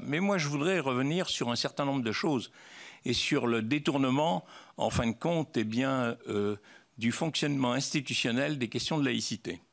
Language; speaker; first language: French; native; French